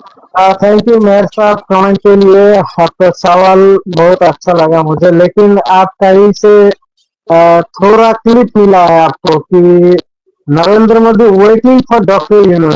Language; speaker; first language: Hindi; non-native, fluent; Bangla